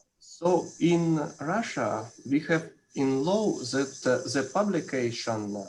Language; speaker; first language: English; non-native, learner; Russian